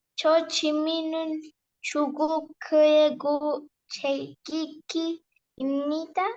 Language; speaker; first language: Korean; non-native, learner; Spanish